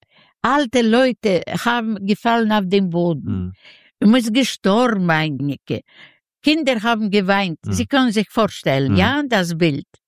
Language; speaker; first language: German; non-native, fluent; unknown